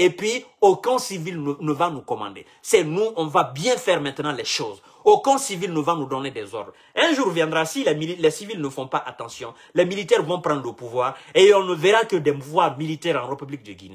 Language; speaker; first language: French; non-native, local second language; Mandingo